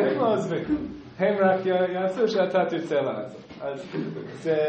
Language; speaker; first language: Hebrew; non-native, fluent; English